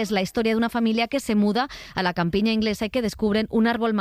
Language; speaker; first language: Spanish; native; Spanish